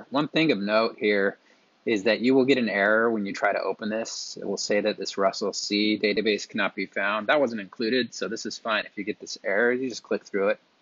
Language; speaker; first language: English; native; English